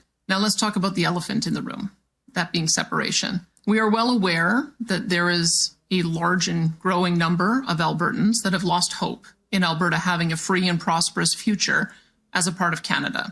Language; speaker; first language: English; native; English